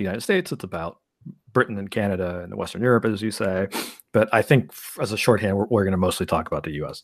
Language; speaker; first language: English; early bilingual, other home language; Spanish